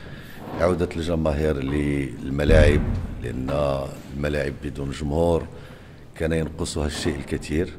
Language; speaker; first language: Arabic; native; Arabic